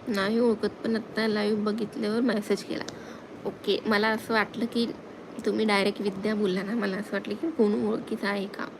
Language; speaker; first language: Hindi; non-native, local second language; Marathi